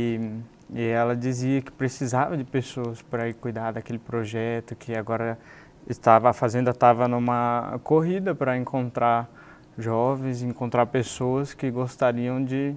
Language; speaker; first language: Portuguese; native; Portuguese